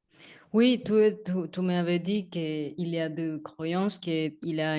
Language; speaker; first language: French; non-native, learner; Spanish